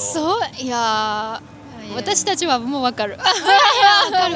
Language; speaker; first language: Japanese; non-native, fluent; French